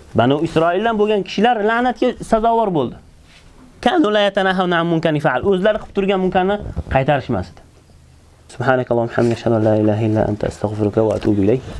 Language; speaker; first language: Uzbek; native; Uzbek